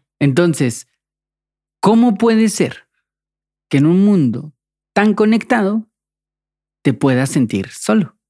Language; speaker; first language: Spanish; native; Spanish